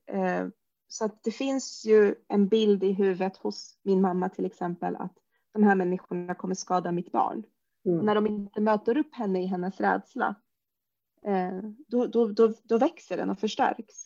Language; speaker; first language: Swedish; early bilingual, other home language; Arabic